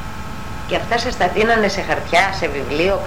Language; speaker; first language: Greek; native; Greek